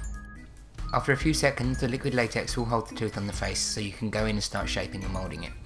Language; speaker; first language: English; native; English